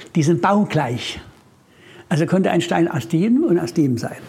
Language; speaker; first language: German; native; German